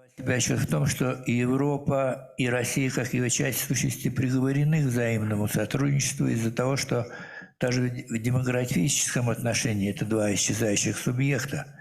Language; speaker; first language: Russian; native; Russian